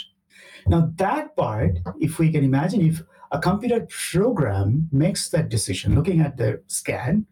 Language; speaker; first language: English; non-native, local second language; Bangla